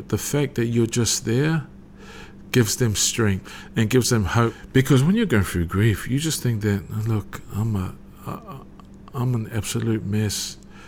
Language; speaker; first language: English; native; English